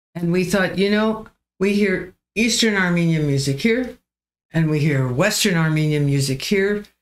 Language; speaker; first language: English; native; English